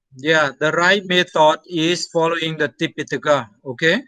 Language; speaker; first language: English; non-native, fluent; Thai